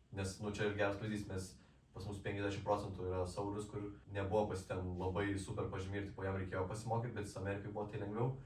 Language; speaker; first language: Lithuanian; native; Lithuanian